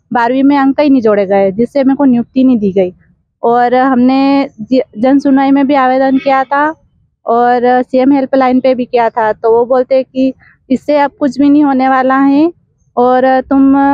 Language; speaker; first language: Hindi; native; Hindi